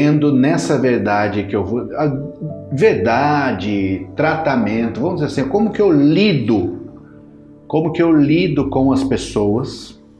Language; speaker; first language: Portuguese; native; Portuguese